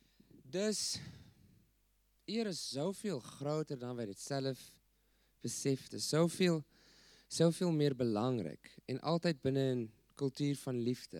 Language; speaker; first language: Dutch; non-native, fluent; English